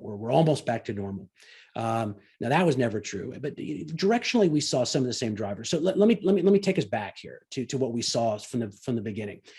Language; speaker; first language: English; native; English